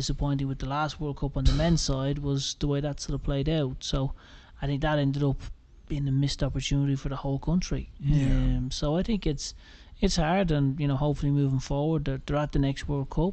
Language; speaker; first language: English; native; English